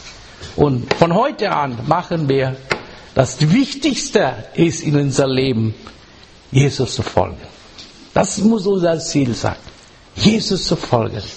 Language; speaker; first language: German; non-native, learner; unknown